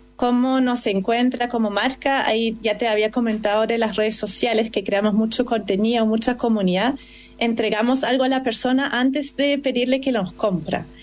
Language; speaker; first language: Spanish; non-native, fluent; German